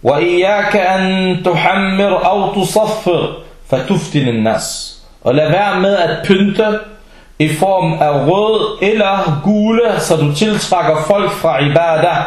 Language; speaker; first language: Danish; early bilingual, other home language; Arabic